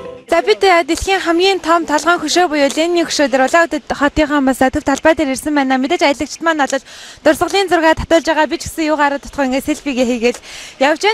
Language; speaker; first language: Mongolian; native; Mongolian